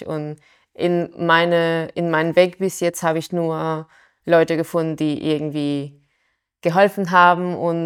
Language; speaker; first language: German; non-native, fluent; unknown